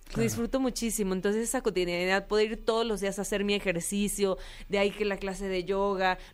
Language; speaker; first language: Spanish; native; Spanish